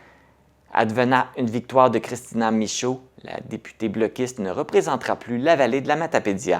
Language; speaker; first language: French; native; French